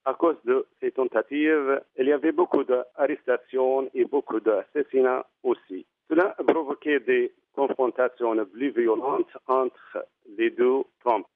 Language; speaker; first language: French; non-native, fluent; Arabic